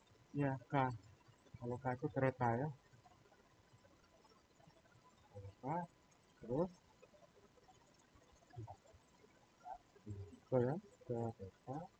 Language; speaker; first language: Indonesian; native; Indonesian